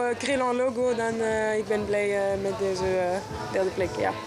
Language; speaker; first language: Dutch; non-native, learner; French